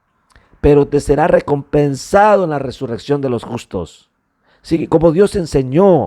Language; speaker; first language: Spanish; native; Spanish